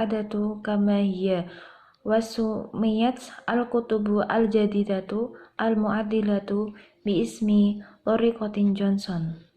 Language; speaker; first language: Arabic; non-native, learner; Indonesian